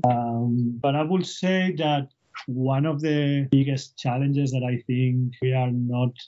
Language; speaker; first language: English; non-native, fluent; Spanish